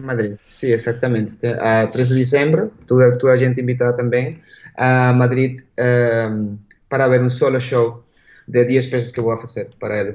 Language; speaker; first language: Portuguese; non-native, learner; Spanish